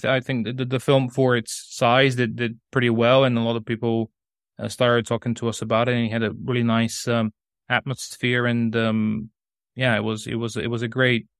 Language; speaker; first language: English; non-native, fluent; Bulgarian